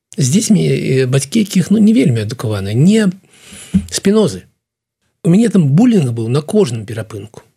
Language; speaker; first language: Belarusian; non-native, local second language; Russian